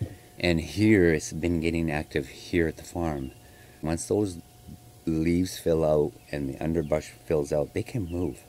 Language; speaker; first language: English; native; English